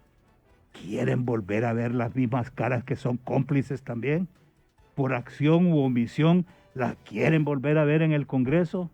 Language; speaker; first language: Spanish; native; Spanish